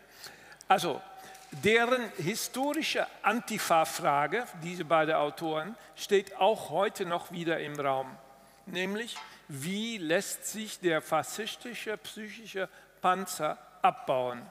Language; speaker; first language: German; non-native, fluent; Dutch